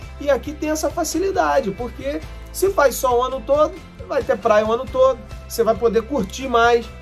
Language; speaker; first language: Portuguese; native; Portuguese